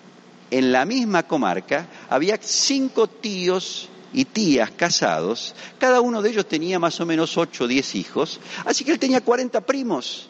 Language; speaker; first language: Spanish; native; Spanish